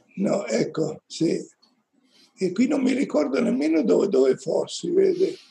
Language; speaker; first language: Italian; native; Italian